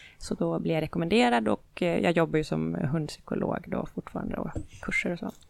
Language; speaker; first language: Swedish; native; Swedish